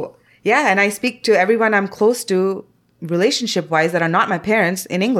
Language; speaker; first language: English; non-native, local second language; Tamil